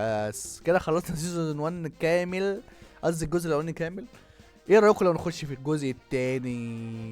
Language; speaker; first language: Arabic; native; Arabic